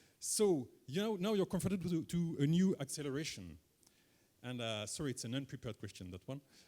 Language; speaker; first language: English; non-native, fluent; French